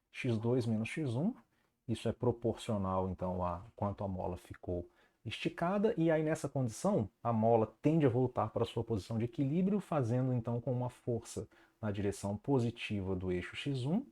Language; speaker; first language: Portuguese; native; Portuguese